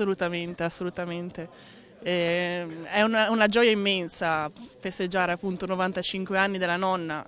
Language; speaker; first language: Italian; native; Italian